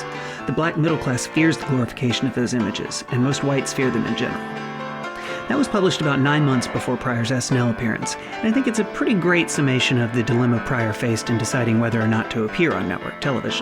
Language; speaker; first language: English; native; English